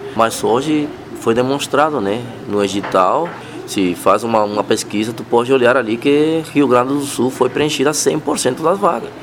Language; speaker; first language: Portuguese; non-native, fluent; Spanish